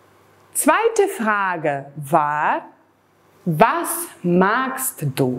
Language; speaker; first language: German; non-native, fluent; Serbian